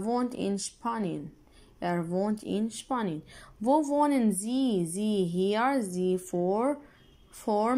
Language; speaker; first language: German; non-native, learner; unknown